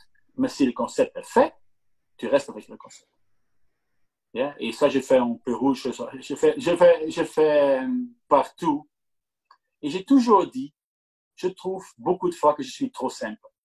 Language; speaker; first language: French; non-native, local second language; Dutch